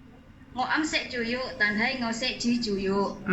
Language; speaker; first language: Cantonese; non-native, learner; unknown